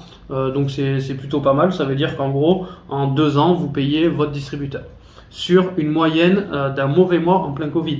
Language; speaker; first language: French; native; French